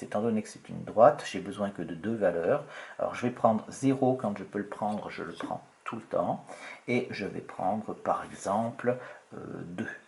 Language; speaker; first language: French; native; French